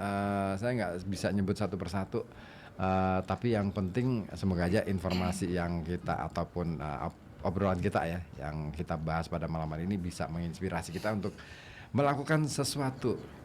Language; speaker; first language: Indonesian; native; Indonesian